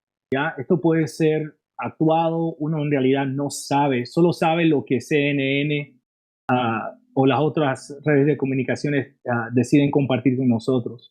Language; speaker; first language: Spanish; early bilingual, heritage; Spanish